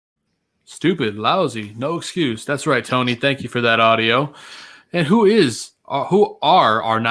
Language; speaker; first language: English; native; English